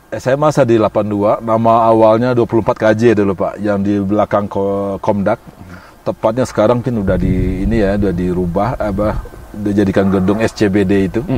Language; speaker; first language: Indonesian; non-native, local second language; Minangkabau